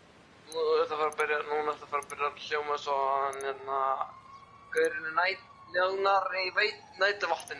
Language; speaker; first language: Icelandic; early bilingual, heritage; Icelandic